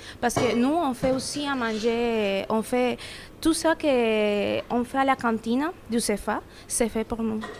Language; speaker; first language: French; non-native, fluent; Spanish